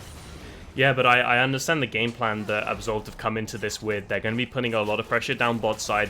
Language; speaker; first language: English; native; English